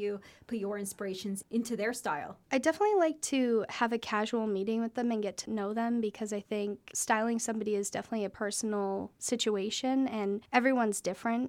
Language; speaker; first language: English; native; English